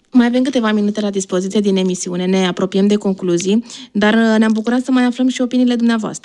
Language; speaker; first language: Romanian; native; Romanian